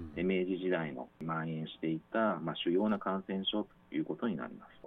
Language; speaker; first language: Japanese; native; Japanese